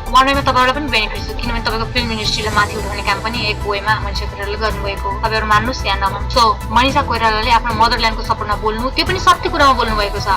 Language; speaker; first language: Nepali; native; Nepali